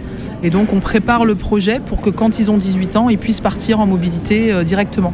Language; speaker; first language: French; native; French